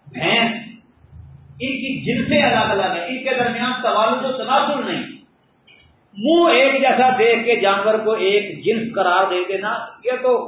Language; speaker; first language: Urdu; non-native, local second language; Punjabi